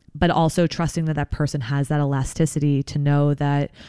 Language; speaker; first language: English; native; English